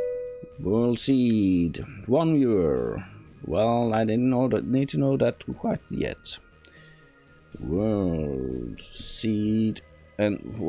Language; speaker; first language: English; non-native, fluent; Norwegian